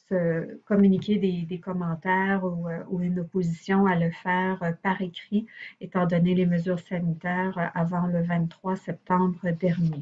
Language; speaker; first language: French; native; French